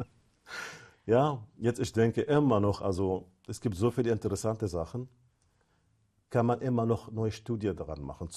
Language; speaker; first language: German; non-native, fluent; Arabic